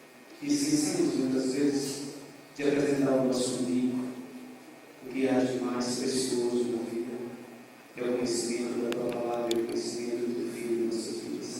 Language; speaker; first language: Portuguese; native; Portuguese